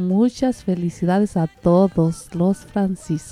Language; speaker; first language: Spanish; native; Spanish